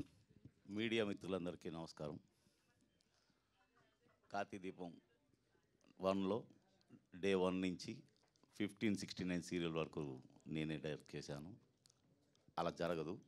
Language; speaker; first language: Telugu; native; Telugu